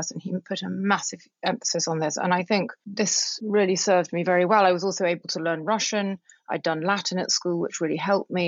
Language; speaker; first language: English; native; English